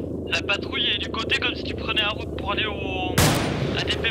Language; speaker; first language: French; native; French